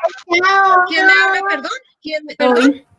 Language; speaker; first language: Spanish; native; Spanish